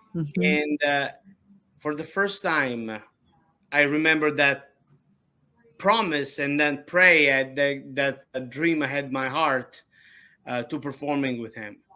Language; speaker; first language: English; non-native, learner; Italian